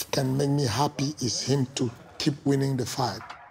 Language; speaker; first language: English; non-native, fluent; French